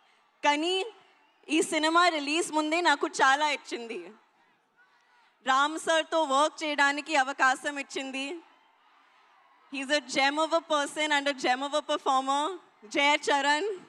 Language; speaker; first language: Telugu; non-native, learner; Hindi